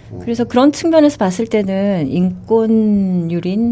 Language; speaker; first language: Korean; native; Korean